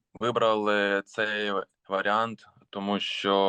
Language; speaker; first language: Ukrainian; non-native, local second language; Russian